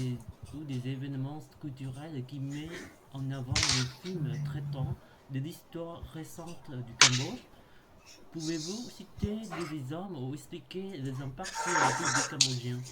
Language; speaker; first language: French; non-native, learner; Khmer